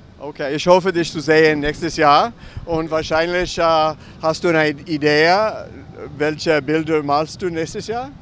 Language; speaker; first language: German; non-native, learner; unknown